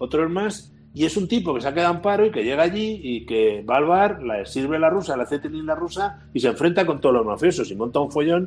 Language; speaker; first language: Spanish; native; Spanish